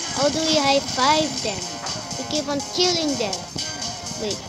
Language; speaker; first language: English; non-native, local second language; Filipino